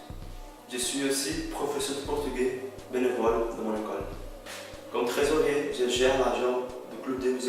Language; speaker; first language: French; non-native, fluent; Portuguese